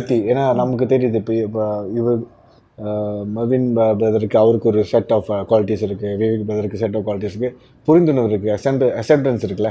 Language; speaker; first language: Tamil; native; Tamil